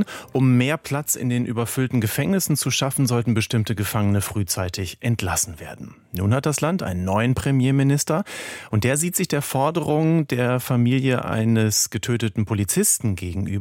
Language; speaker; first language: German; native; German